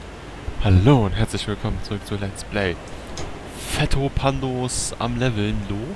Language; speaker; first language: German; native; German